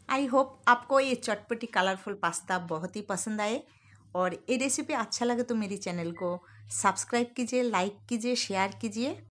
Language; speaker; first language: Hindi; non-native, local second language; Bangla